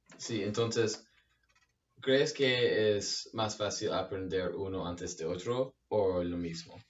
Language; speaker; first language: Spanish; non-native, learner; English